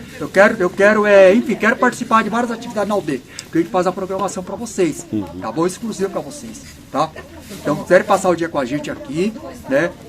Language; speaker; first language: Portuguese; non-native, local second language; Guarani